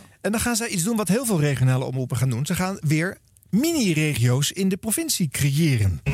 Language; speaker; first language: Dutch; native; Dutch